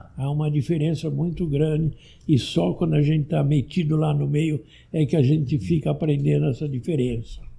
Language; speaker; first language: Portuguese; early bilingual, other home language; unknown